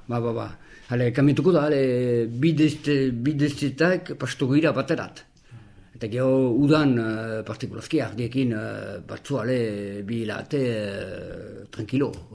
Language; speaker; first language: Basque; native; Basque